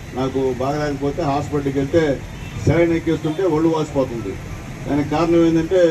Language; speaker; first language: Telugu; native; Telugu